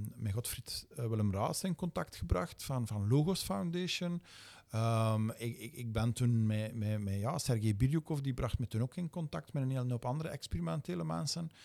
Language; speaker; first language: Dutch; native; Dutch